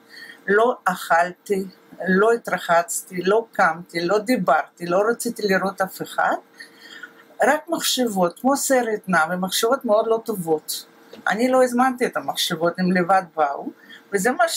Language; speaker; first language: Hebrew; non-native, fluent; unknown